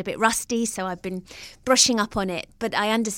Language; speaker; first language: English; native; English